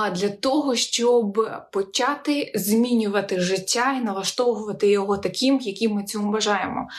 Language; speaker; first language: Ukrainian; non-native, local second language; Russian